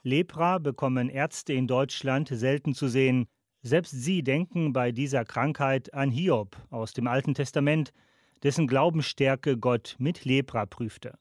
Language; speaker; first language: German; native; German